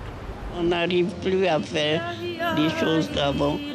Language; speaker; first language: French; non-native, local second language; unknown